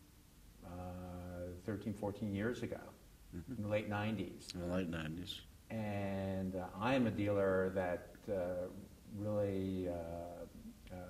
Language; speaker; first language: English; native; English